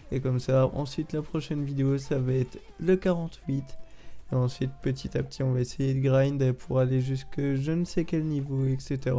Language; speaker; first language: French; native; French